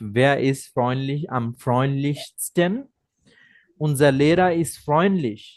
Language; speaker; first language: German; non-native, fluent; Bangla